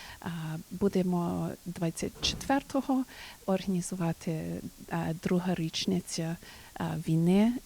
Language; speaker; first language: Ukrainian; early bilingual, heritage; Ukrainian